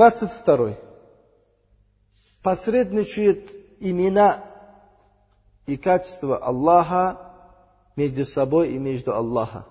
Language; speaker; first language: Russian; non-native, learner; Uzbek